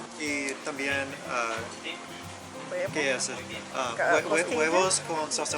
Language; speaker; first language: Spanish; non-native, learner; English